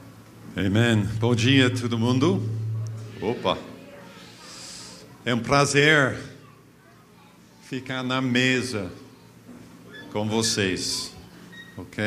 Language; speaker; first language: Portuguese; non-native, fluent; English